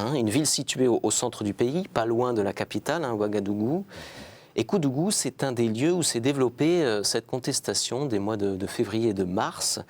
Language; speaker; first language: French; native; French